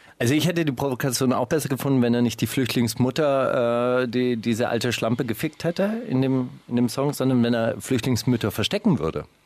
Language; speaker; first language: German; native; German